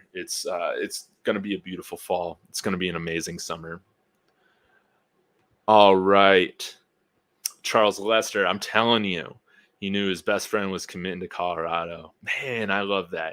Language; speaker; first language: English; native; English